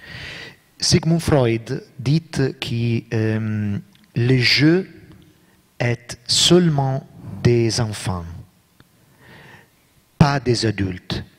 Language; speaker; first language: French; non-native, learner; Italian